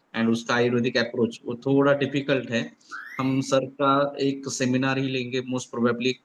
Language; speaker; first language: Hindi; non-native, local second language; Marathi